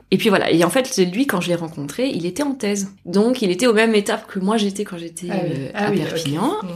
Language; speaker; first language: French; native; French